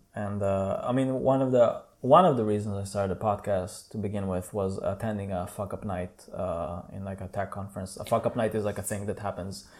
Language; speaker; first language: English; non-native, fluent; Hebrew